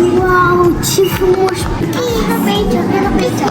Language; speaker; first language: Romanian; early bilingual, heritage; Romanian